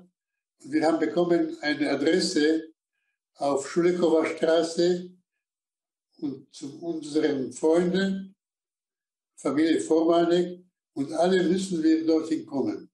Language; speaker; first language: German; non-native, fluent; Slovak